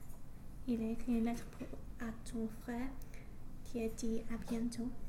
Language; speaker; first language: French; non-native, learner; English